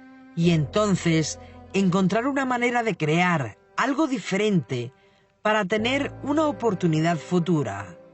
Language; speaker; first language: Spanish; native; Spanish